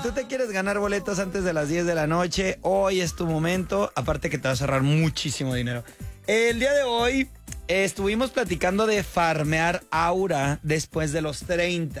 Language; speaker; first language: Spanish; native; Spanish